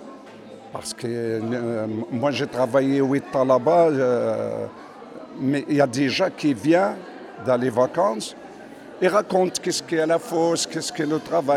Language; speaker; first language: French; non-native, fluent; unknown